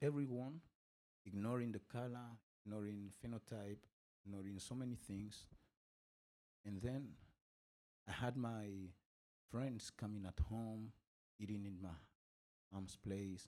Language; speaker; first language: English; non-native, fluent; Spanish